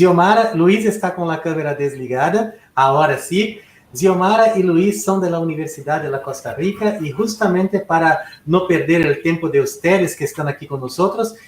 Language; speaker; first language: Spanish; non-native, fluent; Portuguese